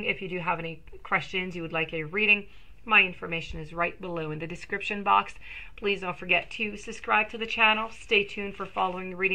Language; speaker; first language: English; non-native, local second language; French